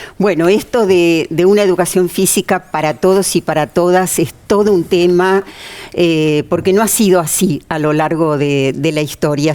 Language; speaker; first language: Spanish; native; Spanish